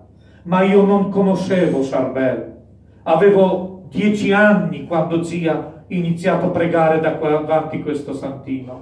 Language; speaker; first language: Italian; non-native, fluent; Polish